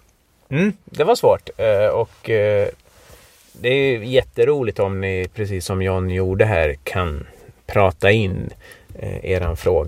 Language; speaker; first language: Swedish; native; Swedish